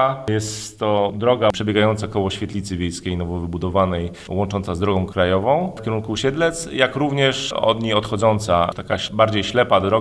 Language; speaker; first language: Polish; native; Polish